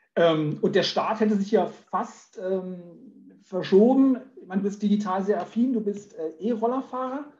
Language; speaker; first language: German; native; German